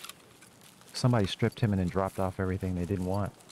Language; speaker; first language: English; native; English